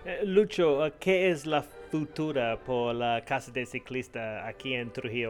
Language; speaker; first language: Spanish; non-native, learner; English